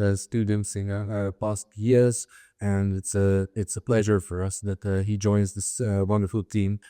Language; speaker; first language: English; non-native, fluent; Hungarian